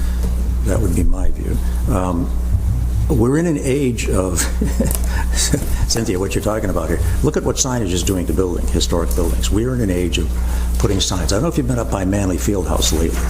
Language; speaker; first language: English; native; English